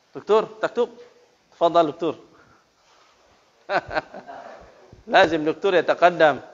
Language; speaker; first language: Arabic; non-native, fluent; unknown